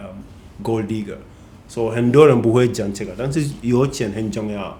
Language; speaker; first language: Chinese; non-native, fluent; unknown